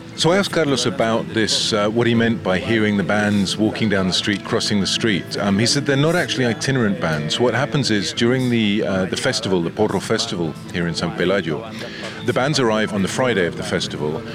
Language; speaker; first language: English; native; English